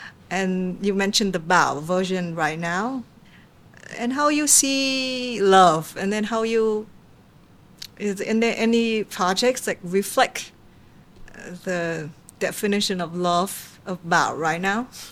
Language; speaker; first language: English; non-native, fluent; Vietnamese